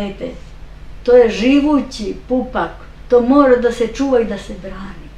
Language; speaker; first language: Serbian; native; Serbian